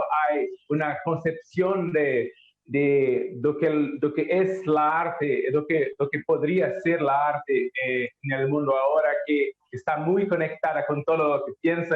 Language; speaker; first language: Spanish; non-native, learner; Portuguese